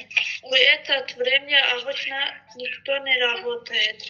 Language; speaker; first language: Russian; non-native, learner; Azerbaijani